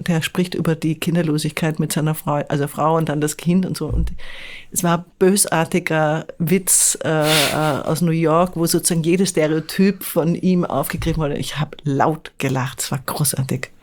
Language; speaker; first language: German; native; German